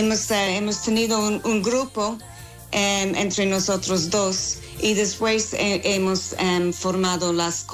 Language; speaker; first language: Spanish; non-native, fluent; English